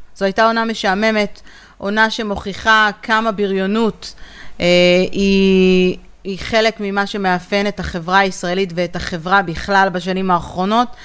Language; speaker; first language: Hebrew; native; Hebrew